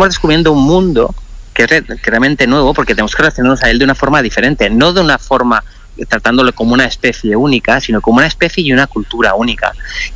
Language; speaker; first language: Spanish; non-native, local second language; Catalan